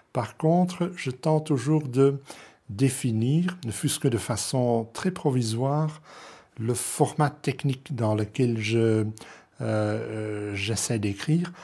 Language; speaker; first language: French; non-native, local second language; Dutch